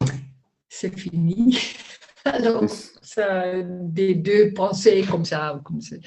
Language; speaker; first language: French; non-native, learner; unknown